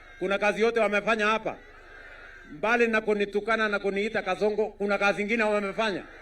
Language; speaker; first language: Swahili; non-native, local second language; Kalenjin